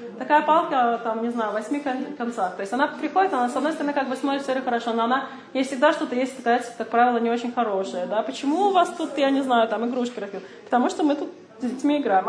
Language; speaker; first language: Russian; early bilingual, heritage; Russian